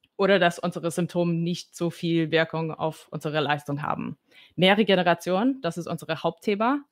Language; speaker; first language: German; non-native, fluent; English